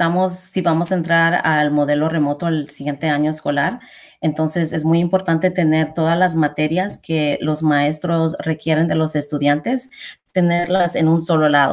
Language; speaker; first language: Spanish; early bilingual, heritage; Spanish